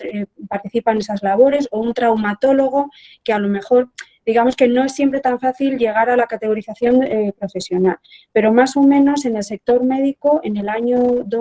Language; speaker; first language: Spanish; native; Spanish